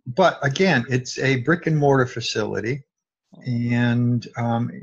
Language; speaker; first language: English; native; English